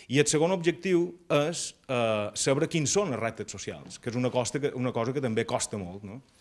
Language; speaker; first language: Catalan; native; Catalan